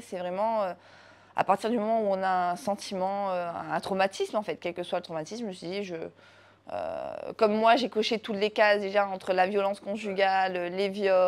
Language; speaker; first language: French; native; French